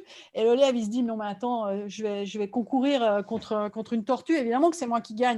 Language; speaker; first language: French; native; French